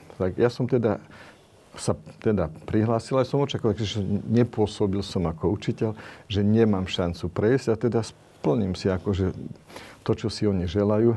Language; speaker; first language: Slovak; non-native, local second language; Romany